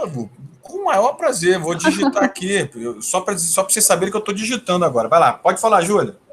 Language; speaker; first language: Portuguese; native; Portuguese